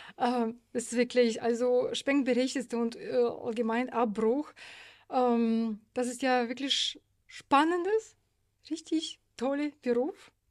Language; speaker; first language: German; non-native, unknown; Russian